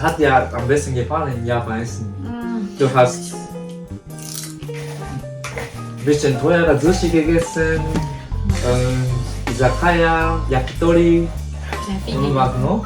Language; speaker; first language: German; non-native, learner; Japanese